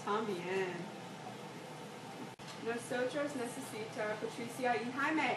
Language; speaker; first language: Spanish; non-native, learner; English